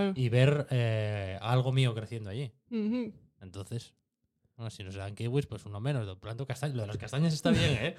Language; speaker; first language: Spanish; native; Spanish